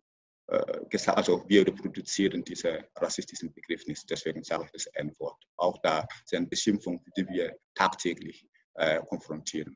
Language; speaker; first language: German; non-native, fluent; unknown